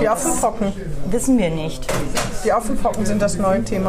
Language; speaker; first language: German; native; German